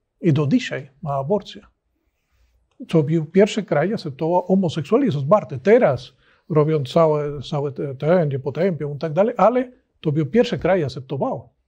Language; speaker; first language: Polish; non-native, learner; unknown